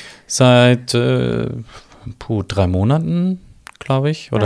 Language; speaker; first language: German; native; German